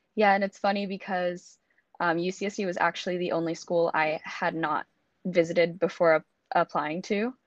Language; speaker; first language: English; native; English